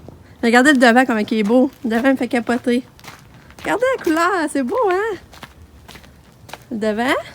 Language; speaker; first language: French; native; French